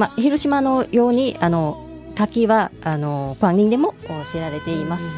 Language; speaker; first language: Japanese; non-native, fluent; Vietnamese